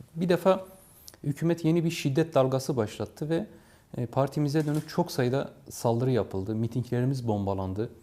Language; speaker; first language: Turkish; non-native, local second language; Kurdish